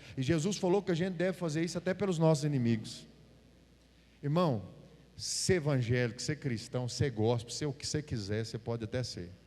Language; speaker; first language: Portuguese; native; Portuguese